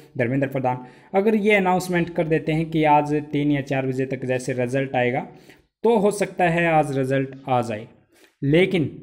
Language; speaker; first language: Hindi; native; Hindi